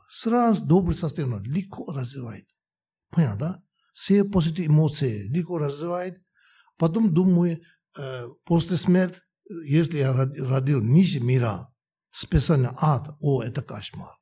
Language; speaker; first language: Russian; non-native, learner; Tibetan